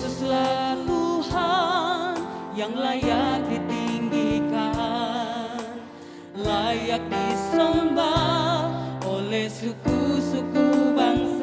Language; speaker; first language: Indonesian; native; Indonesian